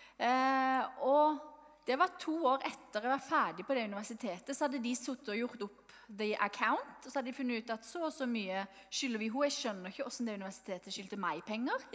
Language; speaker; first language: Norwegian; native; Norwegian